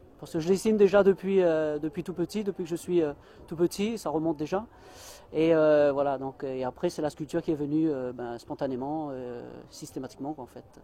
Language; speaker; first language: French; native; French